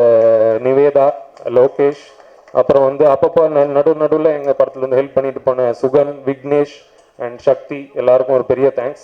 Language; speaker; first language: Tamil; native; Tamil